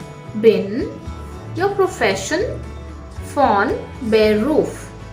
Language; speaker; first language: German; non-native, fluent; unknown